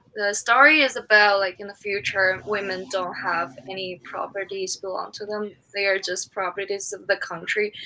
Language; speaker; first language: English; non-native, fluent; Chinese